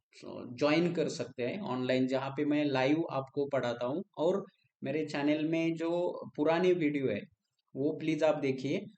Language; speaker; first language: Hindi; non-native, local second language; Marathi